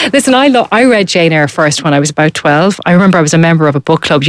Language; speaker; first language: English; native; English